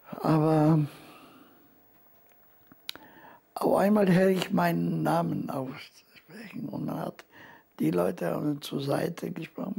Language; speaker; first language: German; non-native, fluent; Polish